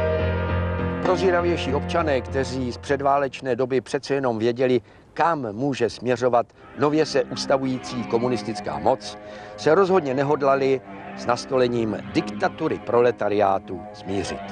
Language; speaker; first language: Czech; native; Czech